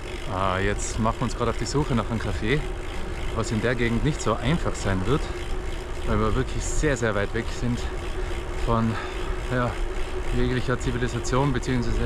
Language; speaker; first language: German; native; German